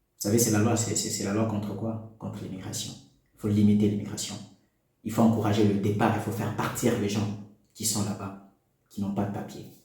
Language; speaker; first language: French; non-native, local second language; Lingala